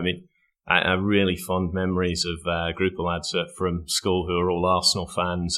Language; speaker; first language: English; native; English